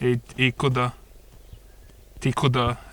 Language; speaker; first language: Russian; non-native, learner; English